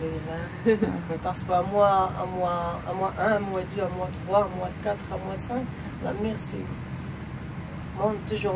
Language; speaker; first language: French; non-native, learner; Arabic